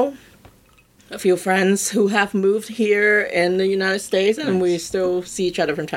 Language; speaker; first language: English; non-native, local second language; Cantonese